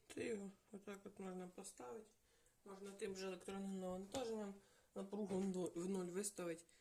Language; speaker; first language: Ukrainian; non-native, local second language; Russian